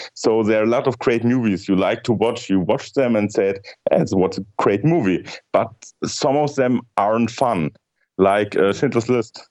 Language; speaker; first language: English; non-native, fluent; German